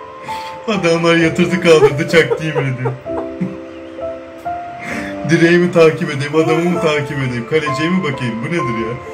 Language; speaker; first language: Turkish; native; Turkish